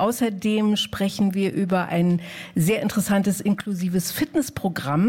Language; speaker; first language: German; native; German